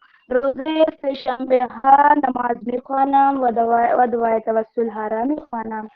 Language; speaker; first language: Persian; non-native, learner; Urdu